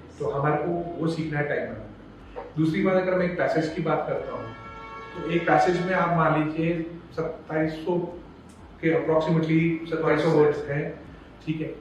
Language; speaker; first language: Hindi; non-native, local second language; Gujarati